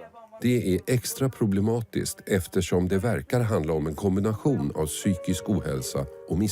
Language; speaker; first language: Swedish; native; Swedish